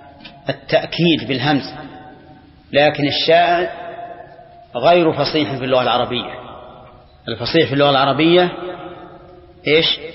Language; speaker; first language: Arabic; native; Arabic